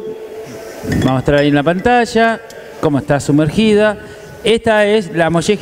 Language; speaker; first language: Spanish; native; Spanish